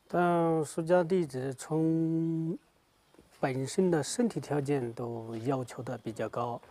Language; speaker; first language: Chinese; native; Chinese